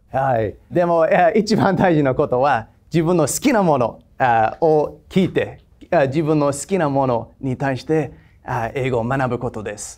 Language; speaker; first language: Japanese; non-native, fluent; English